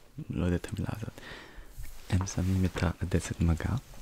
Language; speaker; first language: Hebrew; non-native, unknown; English